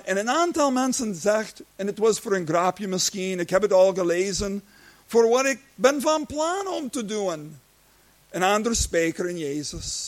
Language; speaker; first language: Dutch; non-native, learner; English